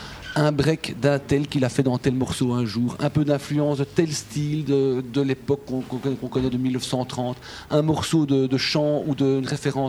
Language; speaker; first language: French; native; French